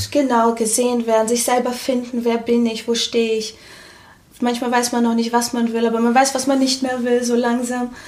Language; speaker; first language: German; early bilingual, other home language; Portuguese